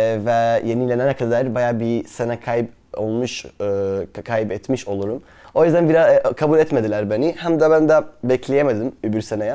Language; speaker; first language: Turkish; non-native, fluent; Arabic